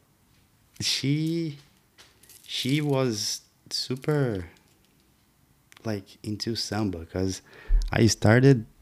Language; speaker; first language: English; non-native, fluent; Portuguese